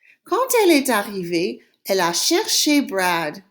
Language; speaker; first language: French; non-native, fluent; English